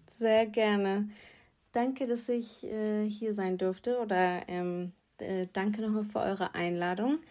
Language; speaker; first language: German; native; German